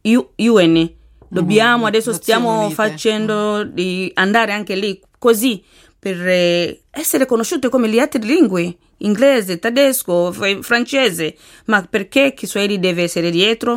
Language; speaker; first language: Italian; non-native, learner; Swahili